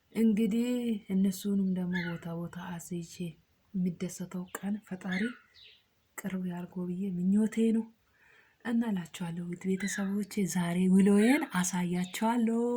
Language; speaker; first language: Amharic; non-native, local second language; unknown